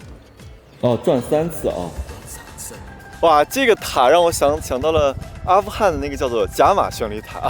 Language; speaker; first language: Chinese; native; Chinese